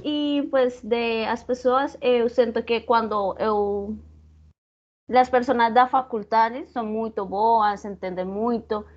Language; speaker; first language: Portuguese; non-native, learner; Spanish